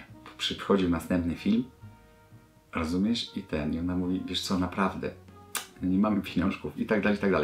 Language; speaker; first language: Polish; native; Polish